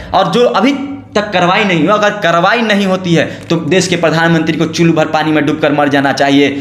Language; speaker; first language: Hindi; native; Hindi